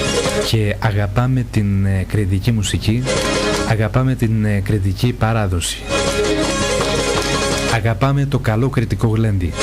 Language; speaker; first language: Greek; native; Greek